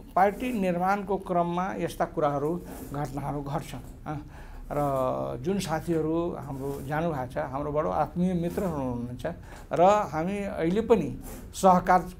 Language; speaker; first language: Nepali; non-native, local second language; Maithili